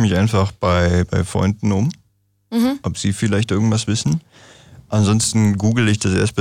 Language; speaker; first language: German; native; German